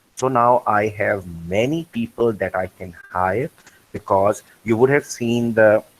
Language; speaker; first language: English; non-native, local second language; Urdu